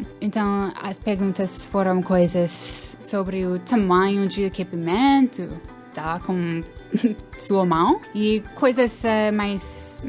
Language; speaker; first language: Portuguese; non-native, fluent; English